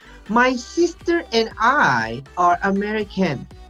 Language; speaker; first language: English; non-native, fluent; Spanish